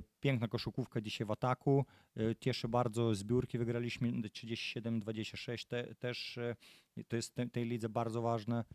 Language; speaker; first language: Polish; non-native, fluent; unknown